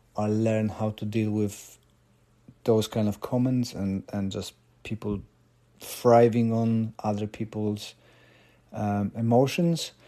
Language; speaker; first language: English; non-native, fluent; Polish